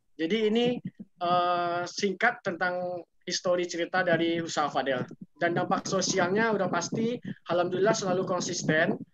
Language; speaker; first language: Indonesian; native; Indonesian